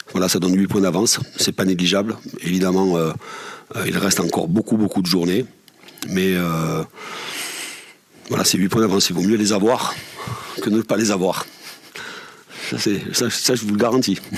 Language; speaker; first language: French; native; French